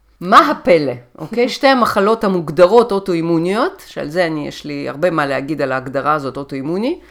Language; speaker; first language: Hebrew; early bilingual, other home language; Russian